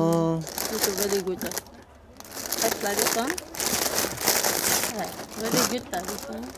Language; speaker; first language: English; non-native, learner; Chinese